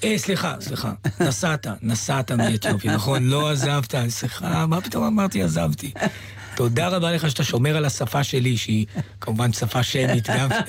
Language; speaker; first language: Hebrew; native; Hebrew